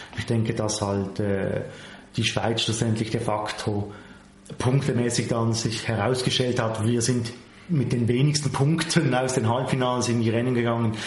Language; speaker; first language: German; native; German